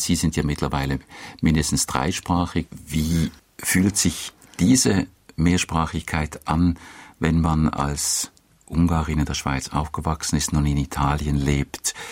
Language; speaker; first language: German; native; German